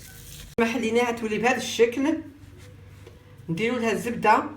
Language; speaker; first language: Arabic; native; Arabic